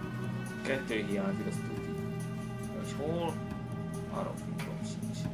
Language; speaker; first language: Hungarian; native; Hungarian